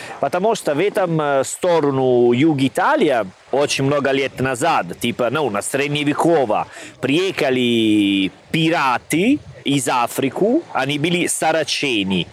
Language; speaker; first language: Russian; non-native, learner; Italian